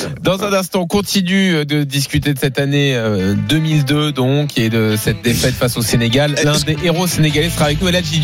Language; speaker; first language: French; native; French